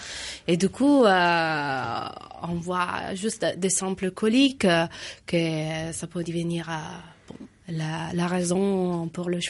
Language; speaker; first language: French; non-native, fluent; Italian